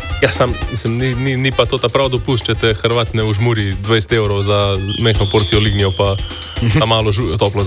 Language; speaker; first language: Slovenian; native; Slovenian